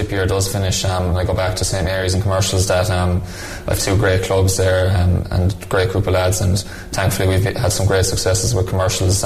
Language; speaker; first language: English; native; English